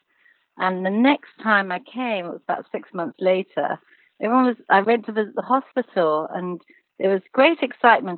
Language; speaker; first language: English; native; English